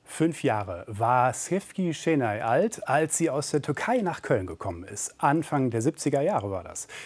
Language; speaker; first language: German; native; German